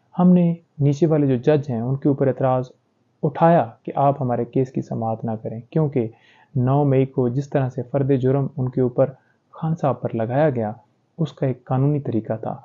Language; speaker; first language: Urdu; native; Urdu